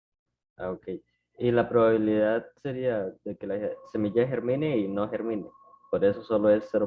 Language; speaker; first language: Spanish; native; Spanish